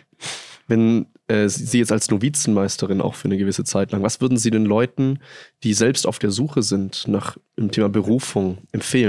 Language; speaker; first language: German; native; German